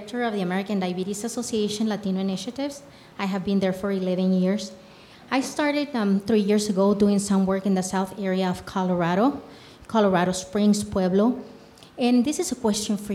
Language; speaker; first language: English; non-native, fluent; Spanish